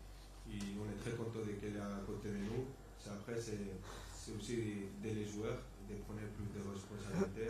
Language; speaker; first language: French; non-native, fluent; Spanish